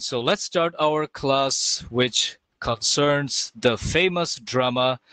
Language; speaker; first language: English; non-native, local second language; Bangla